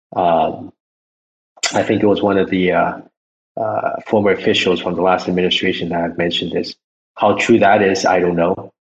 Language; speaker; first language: English; early bilingual, other home language; Chinese